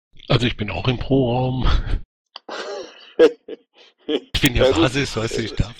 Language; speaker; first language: German; native; German